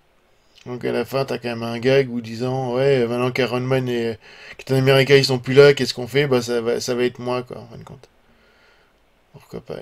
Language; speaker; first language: French; native; French